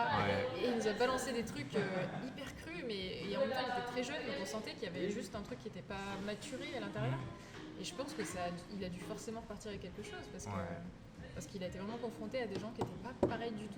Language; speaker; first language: French; native; French